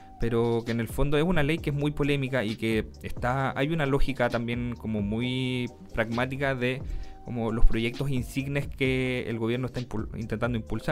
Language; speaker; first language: Spanish; native; Spanish